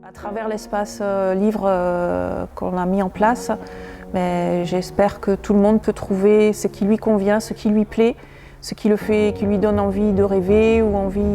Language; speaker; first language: French; native; French